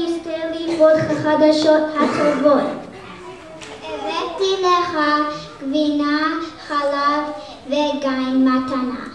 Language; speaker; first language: Hebrew; non-native, learner; English